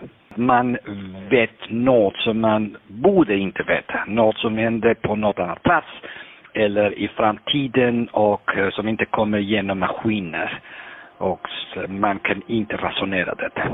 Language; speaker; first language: Swedish; non-native, fluent; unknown